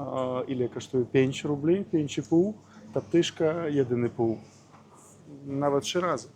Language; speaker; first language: Polish; non-native, learner; Russian